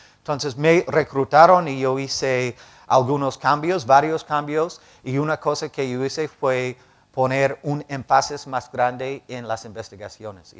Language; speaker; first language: Spanish; non-native, fluent; English